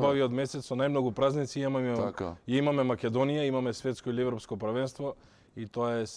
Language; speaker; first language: Macedonian; native; Macedonian